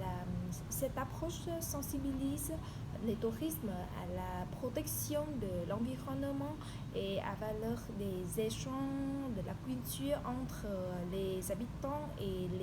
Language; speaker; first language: French; non-native, learner; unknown